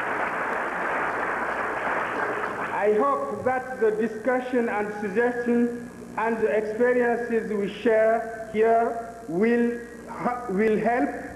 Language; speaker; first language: English; non-native, fluent; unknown